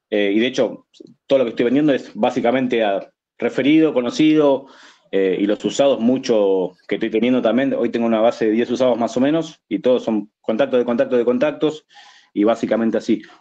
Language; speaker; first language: Spanish; native; Spanish